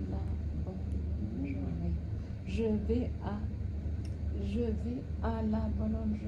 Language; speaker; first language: French; non-native, learner; Portuguese